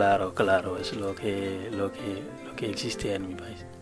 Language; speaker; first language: Spanish; non-native, learner; Wolof